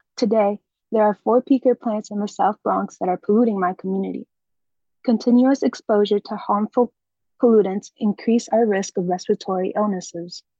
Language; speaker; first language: English; native; English